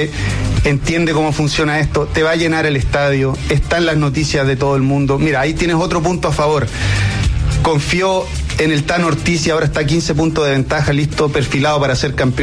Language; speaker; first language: Spanish; native; Spanish